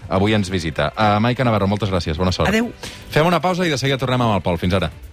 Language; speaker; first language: Catalan; native; Catalan